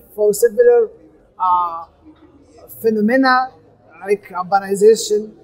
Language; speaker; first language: English; non-native, local second language; Kinyarwanda